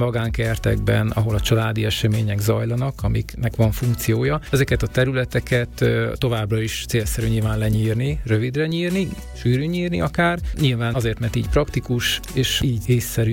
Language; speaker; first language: Hungarian; native; Hungarian